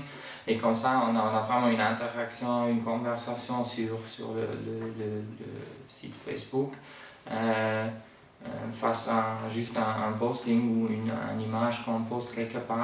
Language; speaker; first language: French; non-native, fluent; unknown